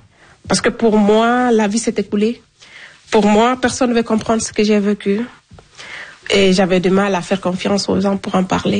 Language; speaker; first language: French; non-native, local second language; Fula